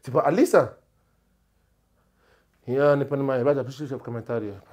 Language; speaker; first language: Russian; non-native, learner; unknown